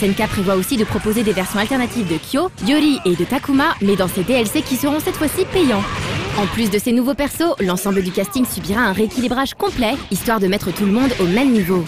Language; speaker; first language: French; native; French